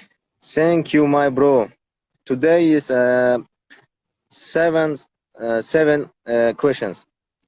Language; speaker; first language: English; non-native, learner; Tajik